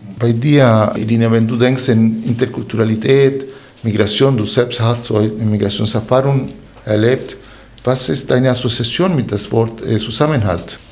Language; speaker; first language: German; non-native, fluent; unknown